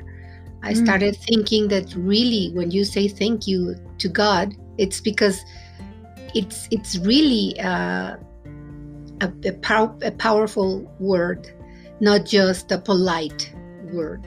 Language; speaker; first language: English; non-native, fluent; Spanish